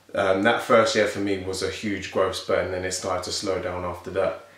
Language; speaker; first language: English; native; English